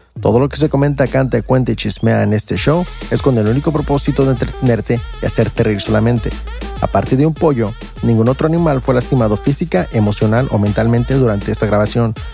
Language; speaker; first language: Spanish; early bilingual, heritage; Spanish